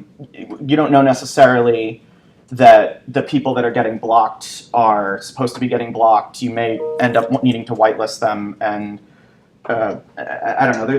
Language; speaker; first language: English; native; English